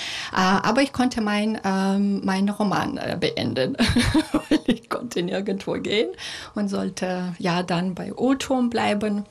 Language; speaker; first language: German; non-native, fluent; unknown